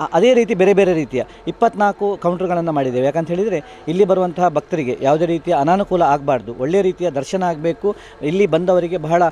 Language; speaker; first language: Kannada; native; Kannada